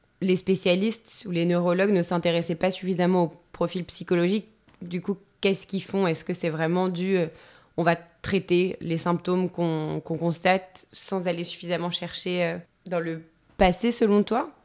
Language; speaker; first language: French; native; French